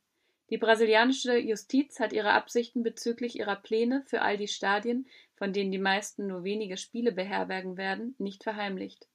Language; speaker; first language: German; native; German